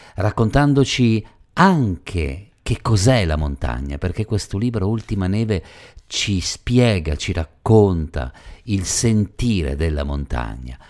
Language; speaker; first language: Italian; native; Italian